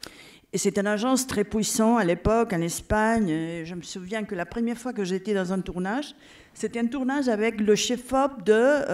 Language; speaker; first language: French; non-native, fluent; Catalan